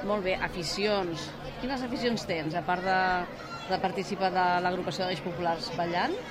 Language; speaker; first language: Catalan; native; Catalan